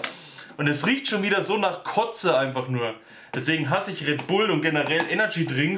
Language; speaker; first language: German; native; German